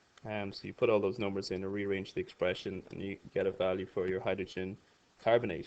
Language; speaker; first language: English; native; English